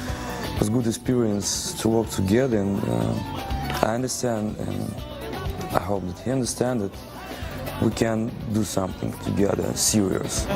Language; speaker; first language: English; non-native, learner; Russian